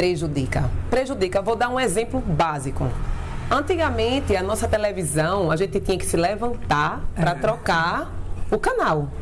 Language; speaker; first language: Portuguese; native; Portuguese